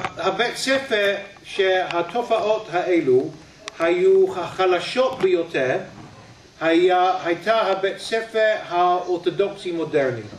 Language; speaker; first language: Hebrew; non-native, fluent; English